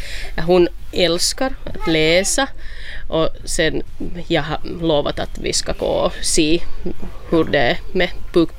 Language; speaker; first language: Swedish; non-native, local second language; Finnish